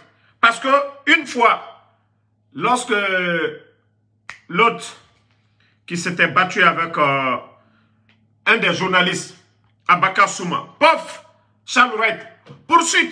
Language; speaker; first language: French; non-native, local second language; Susu